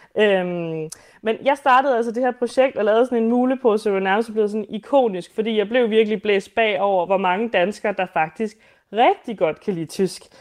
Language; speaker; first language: Danish; native; Danish